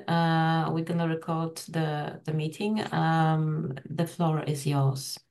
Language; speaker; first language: English; non-native, fluent; Polish